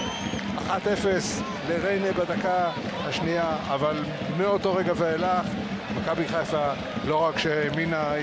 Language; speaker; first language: Hebrew; native; Hebrew